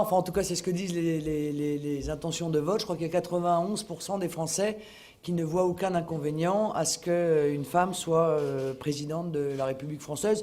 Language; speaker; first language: French; native; French